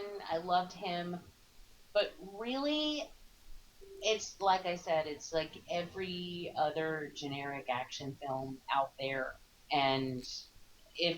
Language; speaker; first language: English; native; English